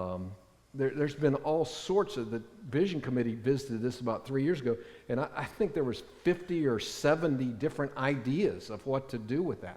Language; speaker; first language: English; native; English